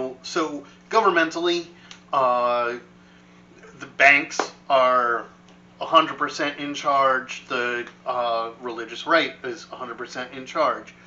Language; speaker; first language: English; native; English